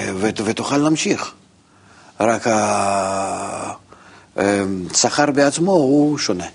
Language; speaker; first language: Hebrew; non-native, fluent; Russian